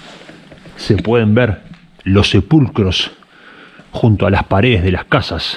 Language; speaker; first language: Spanish; native; Spanish